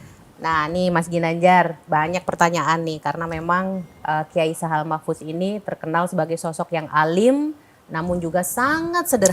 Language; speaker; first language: Indonesian; native; Indonesian